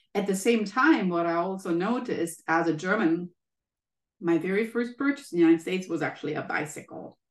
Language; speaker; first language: English; non-native, fluent; German